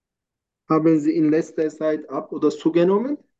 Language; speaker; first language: German; non-native, fluent; Turkish